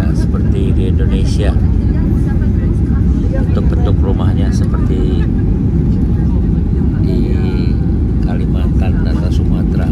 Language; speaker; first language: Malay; non-native, local second language; Javanese